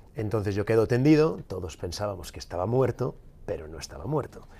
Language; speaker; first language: Spanish; native; Spanish